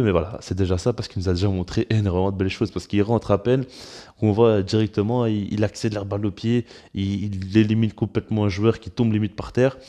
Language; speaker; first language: French; native; French